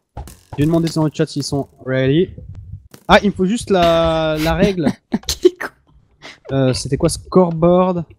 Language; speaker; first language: French; native; French